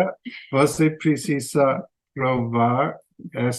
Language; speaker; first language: Portuguese; non-native, learner; English